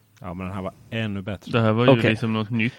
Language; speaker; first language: Swedish; native; Swedish